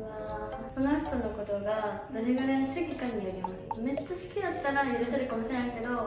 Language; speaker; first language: Japanese; native; Japanese